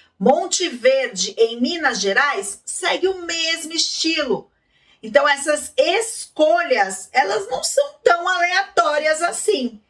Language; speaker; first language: Portuguese; native; Portuguese